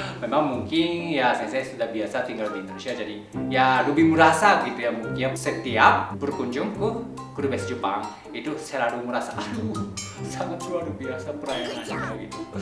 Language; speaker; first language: Indonesian; non-native, fluent; Japanese